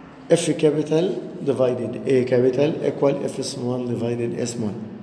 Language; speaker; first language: English; non-native, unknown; Arabic